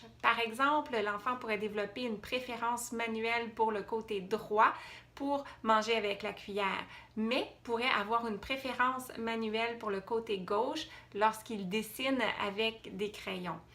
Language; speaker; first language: French; native; French